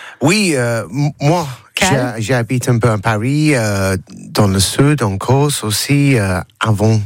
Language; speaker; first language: French; non-native, learner; English